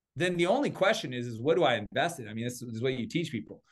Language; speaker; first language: English; native; English